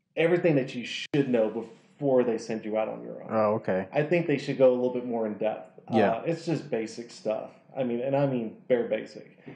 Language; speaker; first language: English; native; English